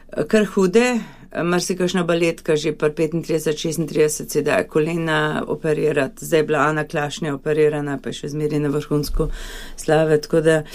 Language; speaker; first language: Slovenian; early bilingual, other home language; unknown